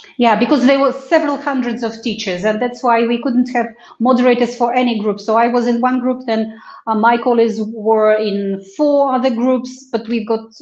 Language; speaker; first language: English; non-native, fluent; Russian